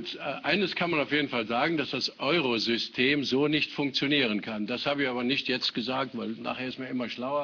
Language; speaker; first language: German; native; German